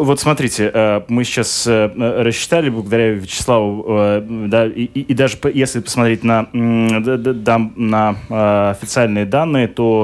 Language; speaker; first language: Russian; native; Russian